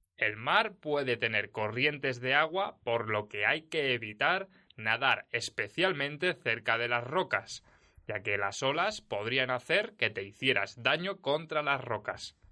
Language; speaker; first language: Spanish; native; Spanish